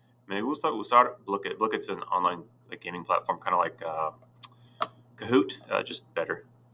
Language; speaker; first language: English; native; English